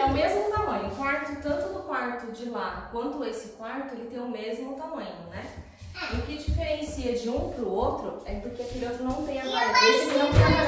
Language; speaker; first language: Portuguese; native; Portuguese